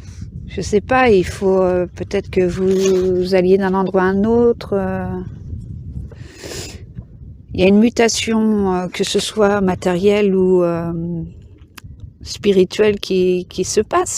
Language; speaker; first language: French; native; French